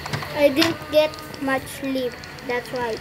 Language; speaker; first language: English; non-native, local second language; Filipino